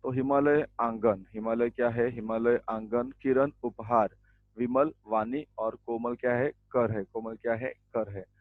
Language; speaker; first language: Hindi; non-native, local second language; Marathi